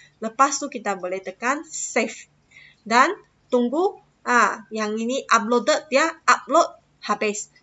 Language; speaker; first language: Malay; non-native, local second language; Chinese